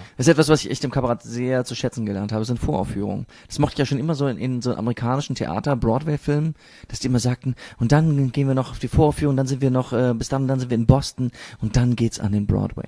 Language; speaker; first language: German; native; German